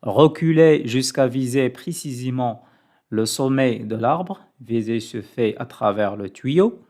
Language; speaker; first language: French; non-native, local second language; Arabic